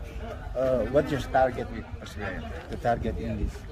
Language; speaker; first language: English; non-native, learner; Indonesian